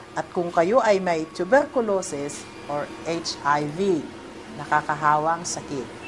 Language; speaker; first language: Filipino; native; Filipino